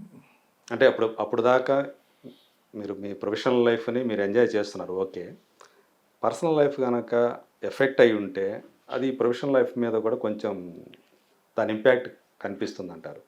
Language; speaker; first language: Telugu; native; Telugu